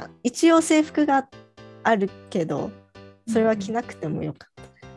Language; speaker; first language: Japanese; early bilingual, heritage; Japanese